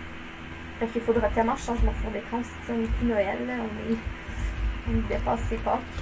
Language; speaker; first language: French; native; French